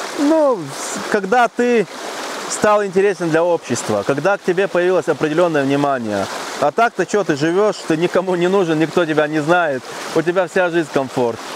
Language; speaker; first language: Russian; non-native, local second language; Chechen